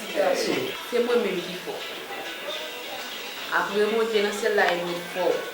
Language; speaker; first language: Haitian Creole; native; Haitian Creole